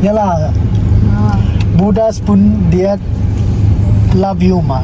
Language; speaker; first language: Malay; non-native, learner; Tedim Chin